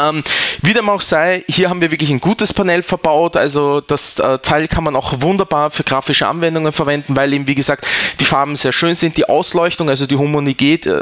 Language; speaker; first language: German; native; German